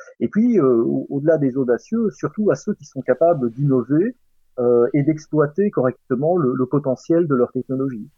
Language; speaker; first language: French; native; French